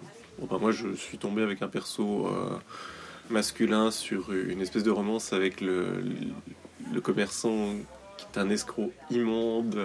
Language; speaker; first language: French; native; French